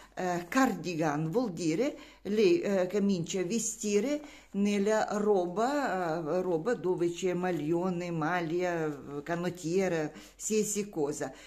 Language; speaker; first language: Italian; non-native, learner; Russian